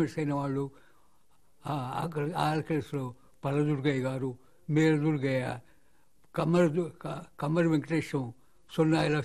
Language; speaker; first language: Telugu; non-native, local second language; Marathi